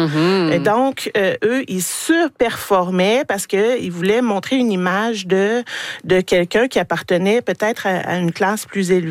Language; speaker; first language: French; native; French